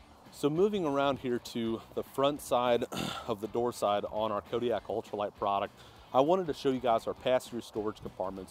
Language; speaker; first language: English; native; English